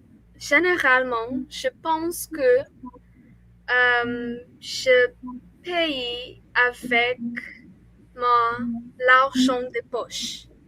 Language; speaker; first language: French; non-native, learner; English